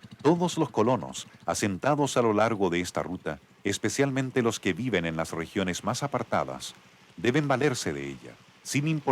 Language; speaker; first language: Spanish; native; Spanish